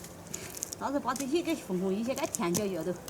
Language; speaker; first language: Chinese; native; Chinese